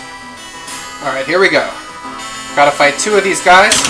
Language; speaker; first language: English; native; English